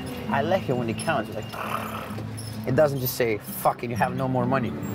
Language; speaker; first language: English; non-native, fluent; Romanian